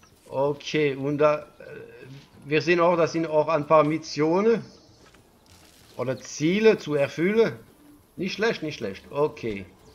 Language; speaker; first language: German; non-native, learner; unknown